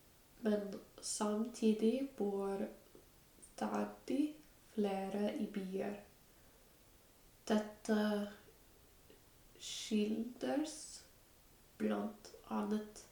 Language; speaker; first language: Norwegian; non-native, learner; English